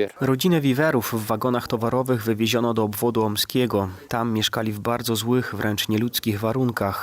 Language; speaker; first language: Polish; native; Polish